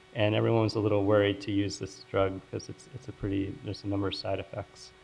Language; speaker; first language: English; native; English